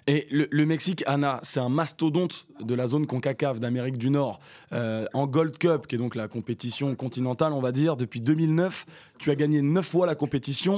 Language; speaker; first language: French; native; French